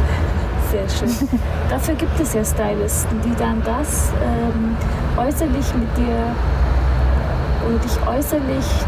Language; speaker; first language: German; native; German